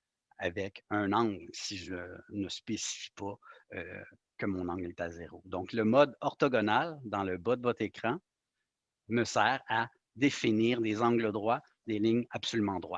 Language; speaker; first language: French; native; French